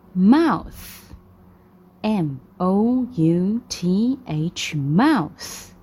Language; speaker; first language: English; non-native, fluent; Chinese